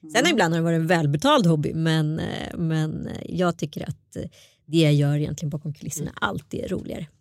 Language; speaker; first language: Swedish; early bilingual, other home language; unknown